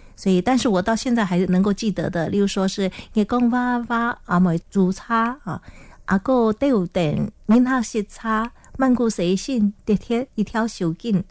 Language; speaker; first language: Chinese; non-native, local second language; Hakka Chinese